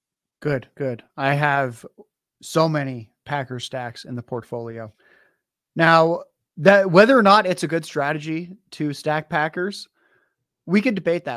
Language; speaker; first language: English; native; English